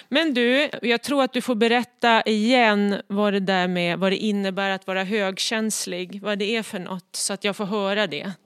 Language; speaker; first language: Swedish; native; Swedish